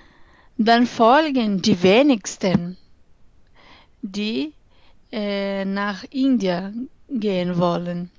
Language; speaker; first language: German; non-native, fluent; Portuguese